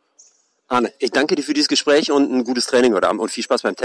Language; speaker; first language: German; native; German